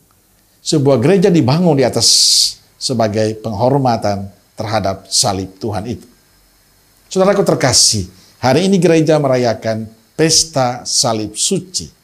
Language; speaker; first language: Indonesian; native; Indonesian